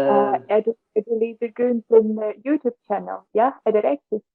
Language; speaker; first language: Danish; non-native, learner; Russian